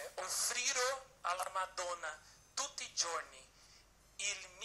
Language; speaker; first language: Italian; non-native, learner; Portuguese